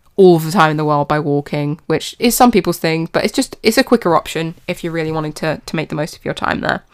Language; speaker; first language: English; native; English